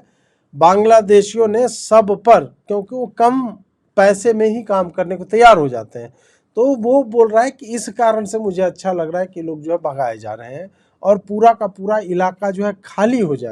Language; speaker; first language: Hindi; native; Hindi